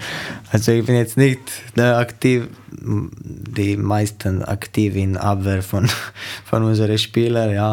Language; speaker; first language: German; non-native, fluent; Slovenian